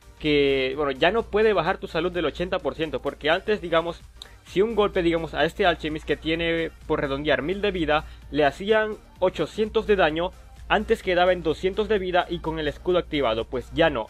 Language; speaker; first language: Spanish; native; Spanish